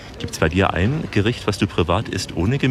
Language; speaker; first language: German; native; German